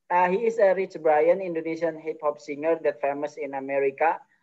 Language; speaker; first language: English; non-native, fluent; Indonesian